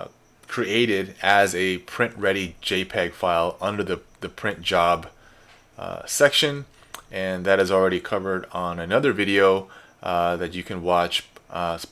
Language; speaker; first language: English; native; English